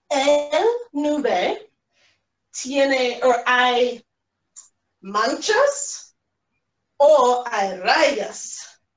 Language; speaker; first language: Spanish; non-native, fluent; English